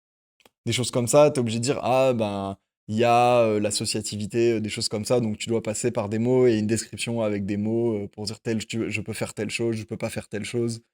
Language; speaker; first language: French; native; French